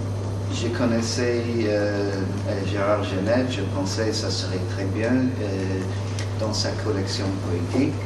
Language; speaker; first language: French; non-native, fluent; English